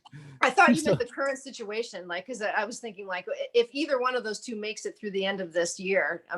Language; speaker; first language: English; native; English